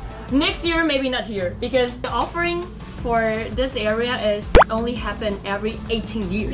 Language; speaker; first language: English; non-native, fluent; Chinese